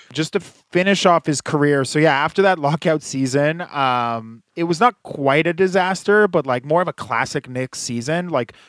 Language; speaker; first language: English; early bilingual, other home language; Hebrew